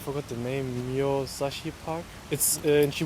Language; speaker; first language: English; non-native, fluent; German